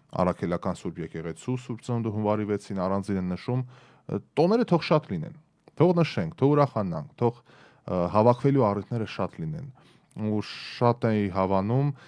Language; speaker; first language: Armenian; native; Armenian